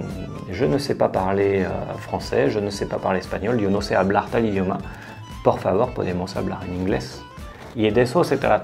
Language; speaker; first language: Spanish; non-native, fluent; French